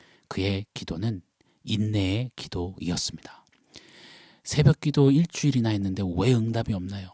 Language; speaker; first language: Korean; native; Korean